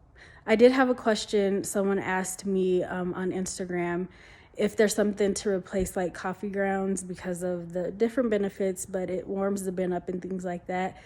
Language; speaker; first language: English; native; English